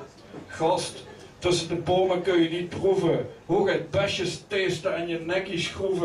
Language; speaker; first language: Dutch; native; Dutch